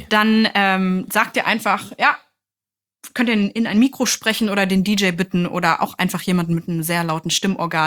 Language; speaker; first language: German; native; German